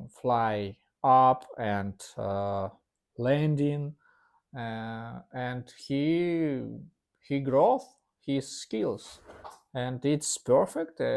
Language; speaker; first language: English; non-native, learner; Russian